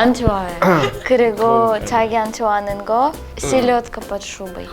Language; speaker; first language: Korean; non-native, learner; Russian